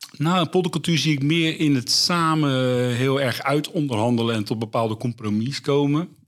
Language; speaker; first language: Dutch; native; Dutch